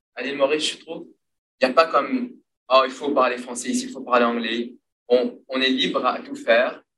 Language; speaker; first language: French; non-native, local second language; Morisyen